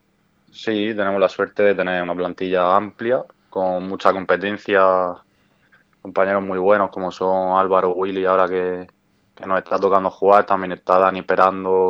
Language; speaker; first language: Spanish; native; Spanish